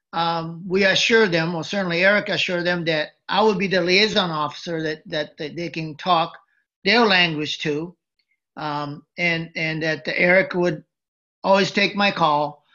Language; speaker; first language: English; early bilingual, other home language; Japanese